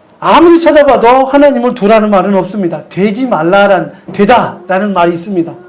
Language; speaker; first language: Korean; native; Korean